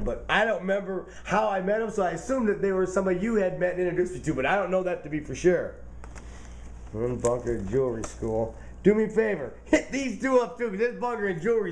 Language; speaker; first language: English; native; English